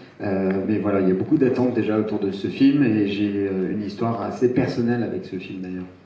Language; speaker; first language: French; native; French